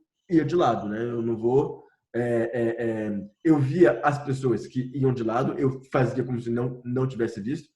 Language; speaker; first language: Portuguese; non-native, fluent; French